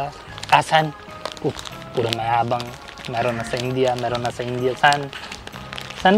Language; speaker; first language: Filipino; non-native, learner; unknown